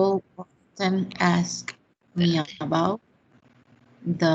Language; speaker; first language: English; non-native, learner; Spanish